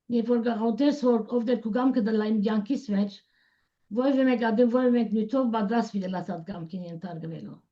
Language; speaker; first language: Armenian; early bilingual, heritage; Armenian